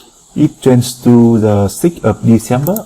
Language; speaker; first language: English; non-native, fluent; Vietnamese